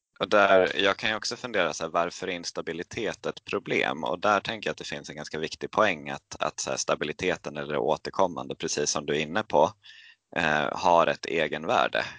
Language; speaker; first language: Swedish; native; Swedish